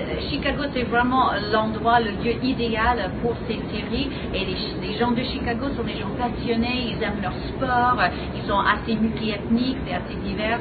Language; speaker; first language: French; native; French